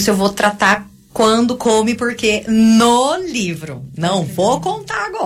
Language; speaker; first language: Portuguese; native; Portuguese